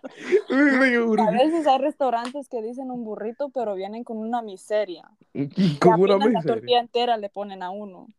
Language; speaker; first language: Spanish; early bilingual, heritage; Spanish